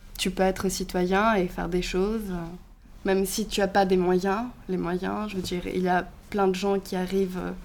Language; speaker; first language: French; non-native, fluent; Greek